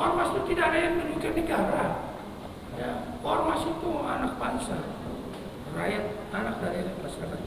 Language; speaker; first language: Indonesian; non-native, local second language; Tetum